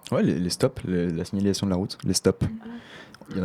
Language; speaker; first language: French; native; French